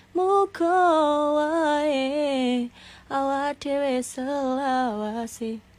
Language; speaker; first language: Indonesian; non-native, local second language; Javanese